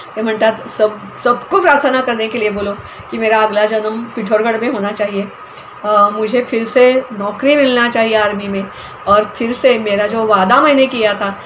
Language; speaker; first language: Hindi; non-native, local second language; Marathi